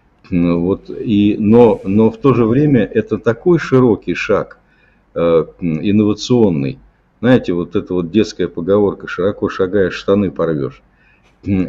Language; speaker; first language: Russian; native; Russian